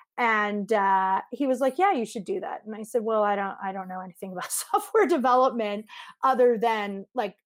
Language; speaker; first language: English; native; English